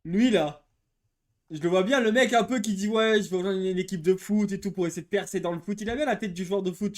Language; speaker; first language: French; native; French